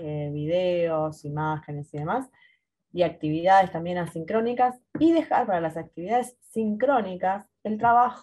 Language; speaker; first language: Spanish; native; Spanish